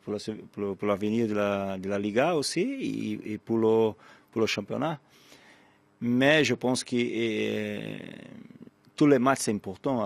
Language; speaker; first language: French; non-native, fluent; Portuguese